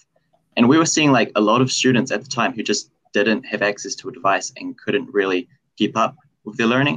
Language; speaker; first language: English; native; English